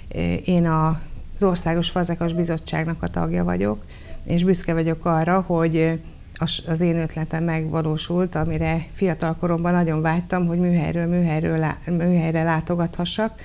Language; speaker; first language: Hungarian; native; Hungarian